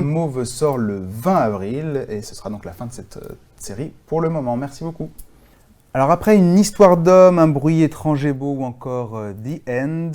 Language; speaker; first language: French; native; French